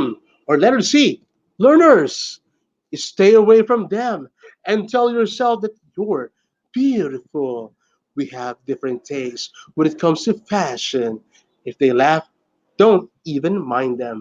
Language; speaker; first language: English; non-native, local second language; Filipino